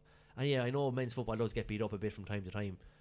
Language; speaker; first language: English; native; English